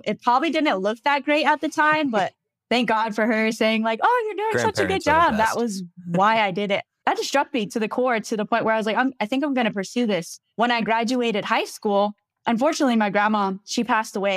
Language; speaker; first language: English; native; English